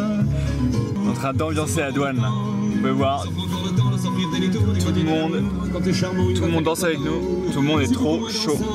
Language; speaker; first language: French; native; French